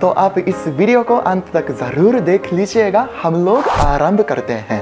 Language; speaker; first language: Hindi; non-native, fluent; Japanese